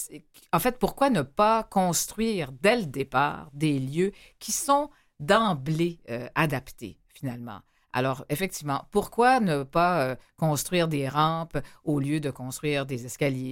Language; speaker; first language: French; native; French